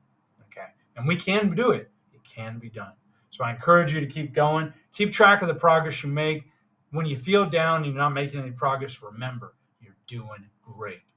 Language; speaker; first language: English; native; English